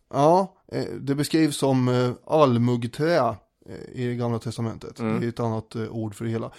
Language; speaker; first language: Swedish; native; Swedish